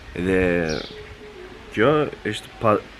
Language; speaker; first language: Albanian; non-native, learner; Turkish